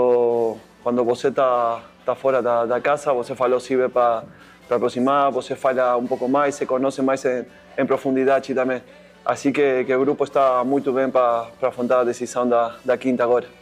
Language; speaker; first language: Portuguese; non-native, fluent; Spanish